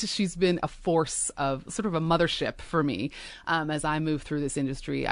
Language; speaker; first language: English; native; English